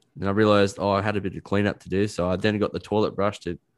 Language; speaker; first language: English; native; English